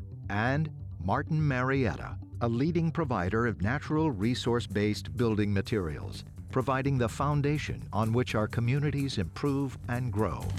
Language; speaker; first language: English; native; English